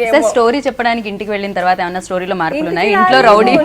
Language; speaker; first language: Telugu; native; Telugu